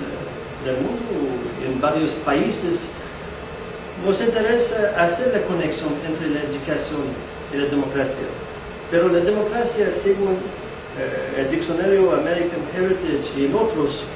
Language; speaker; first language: Spanish; non-native, fluent; English